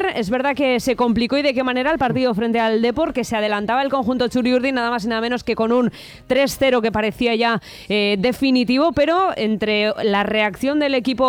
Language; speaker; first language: Spanish; native; Spanish